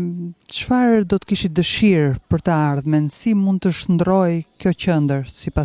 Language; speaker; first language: Albanian; native; Albanian